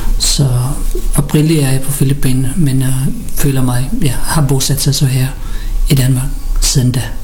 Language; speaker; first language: Danish; early bilingual, other home language; Filipino